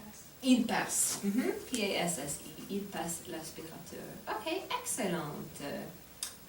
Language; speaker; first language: French; non-native, fluent; English